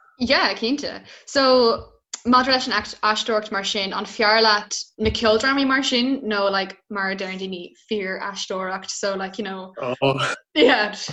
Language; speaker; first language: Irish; non-native, local second language; English